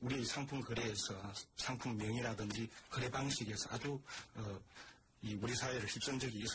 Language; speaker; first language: Korean; native; Korean